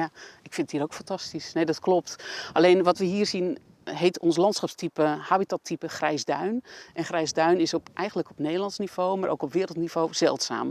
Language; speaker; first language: Dutch; native; Dutch